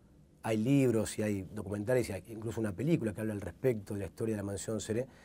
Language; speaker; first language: Spanish; native; Spanish